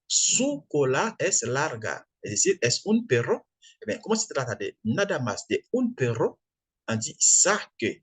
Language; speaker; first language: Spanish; non-native, fluent; French